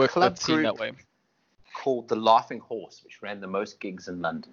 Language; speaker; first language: English; native; English